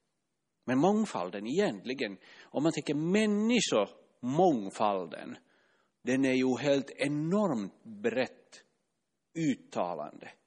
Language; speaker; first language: Swedish; non-native, fluent; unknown